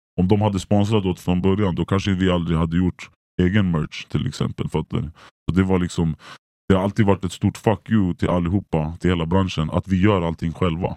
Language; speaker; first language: Swedish; native; Swedish